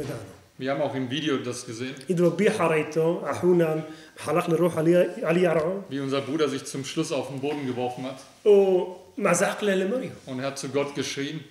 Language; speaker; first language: German; early bilingual, other home language; Aramaic